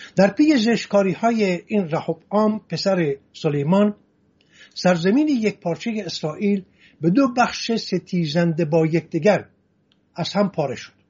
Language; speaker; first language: Persian; non-native, local second language; Assyrian Neo-Aramaic